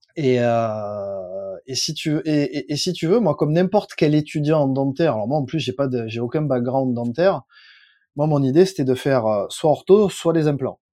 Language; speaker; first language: French; native; French